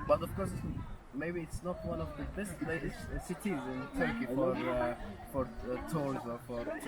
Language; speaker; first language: English; non-native, fluent; Arabic